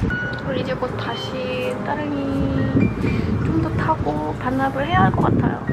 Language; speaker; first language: Korean; non-native, fluent; Estonian